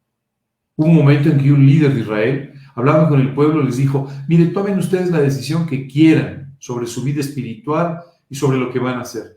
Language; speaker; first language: Spanish; native; Spanish